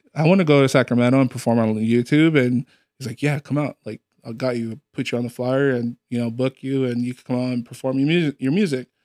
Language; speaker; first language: English; native; English